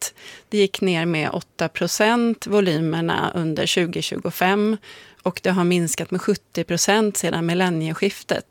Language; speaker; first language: Swedish; native; Swedish